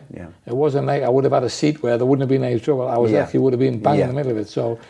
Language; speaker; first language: English; native; English